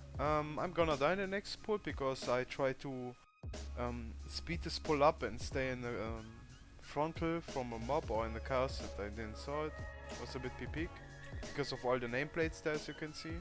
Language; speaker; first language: English; non-native, fluent; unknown